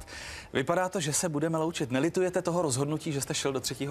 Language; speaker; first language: Czech; native; Czech